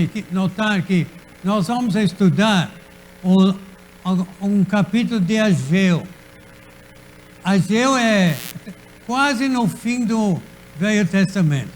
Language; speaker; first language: Portuguese; native; Portuguese